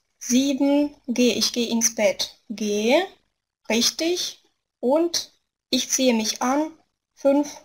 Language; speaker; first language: German; non-native, fluent; Russian